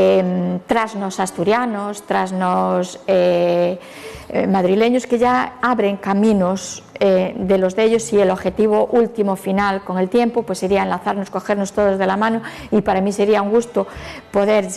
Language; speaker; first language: Spanish; native; Spanish